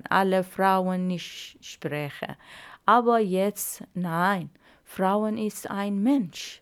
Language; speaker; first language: German; non-native, learner; Arabic